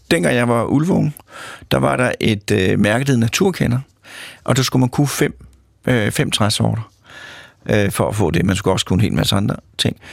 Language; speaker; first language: Danish; native; Danish